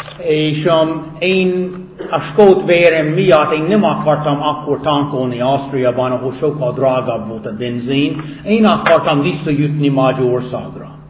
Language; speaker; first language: Hungarian; non-native, fluent; English